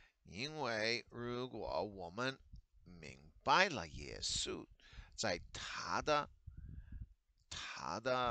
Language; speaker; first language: Cantonese; non-native, learner; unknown